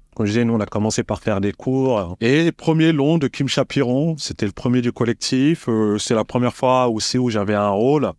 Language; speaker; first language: French; native; French